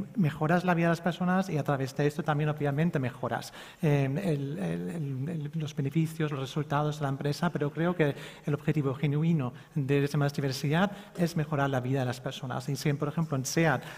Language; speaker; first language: Spanish; early bilingual, heritage; Spanish